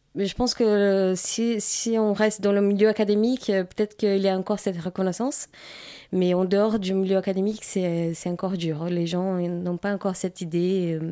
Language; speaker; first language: French; non-native, fluent; Portuguese